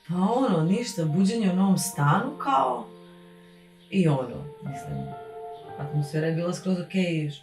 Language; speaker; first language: Bosnian; native; Bosnian